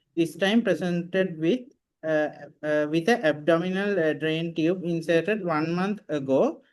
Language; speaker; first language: English; non-native, local second language; Sinhala